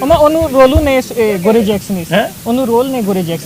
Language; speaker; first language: Turkish; non-native, learner; Urdu